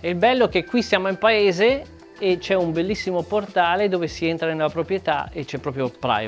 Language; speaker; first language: Italian; native; Italian